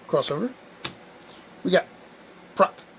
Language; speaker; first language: English; native; English